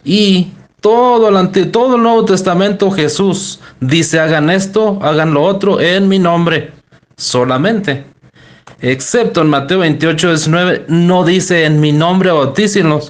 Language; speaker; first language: Spanish; native; Spanish